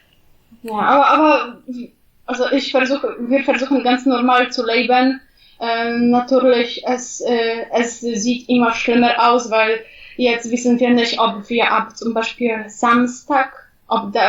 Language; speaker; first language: German; non-native, fluent; Polish